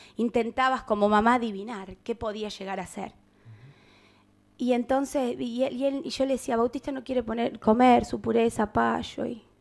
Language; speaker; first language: Spanish; native; Spanish